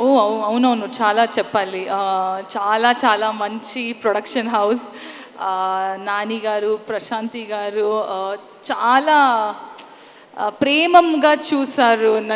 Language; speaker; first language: Telugu; non-native, learner; Kannada